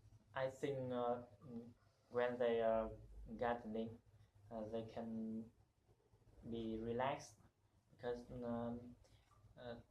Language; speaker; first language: English; non-native, learner; Vietnamese